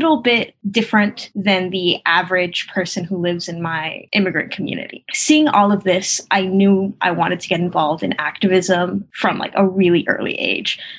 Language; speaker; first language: English; early bilingual, other home language; Spanish